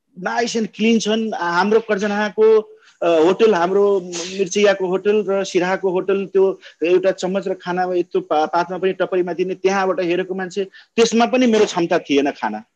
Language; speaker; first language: Nepali; non-native, local second language; Maithili